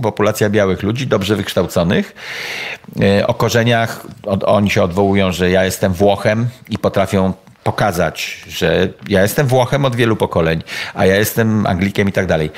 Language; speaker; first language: Polish; native; Polish